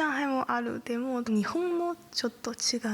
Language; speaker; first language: Japanese; non-native, learner; Chinese